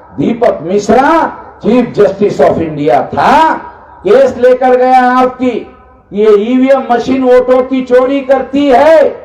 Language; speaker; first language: Hindi; non-native, local second language; Marathi